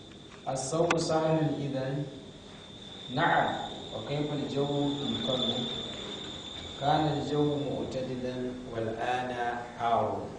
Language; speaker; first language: Arabic; non-native, fluent; Hausa